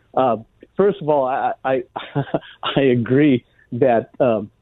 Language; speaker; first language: English; native; English